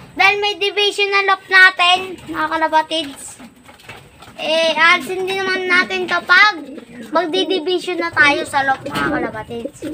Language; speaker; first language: Filipino; native; Filipino